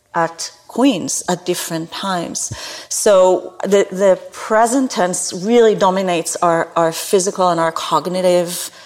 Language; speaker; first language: English; non-native, fluent; Hebrew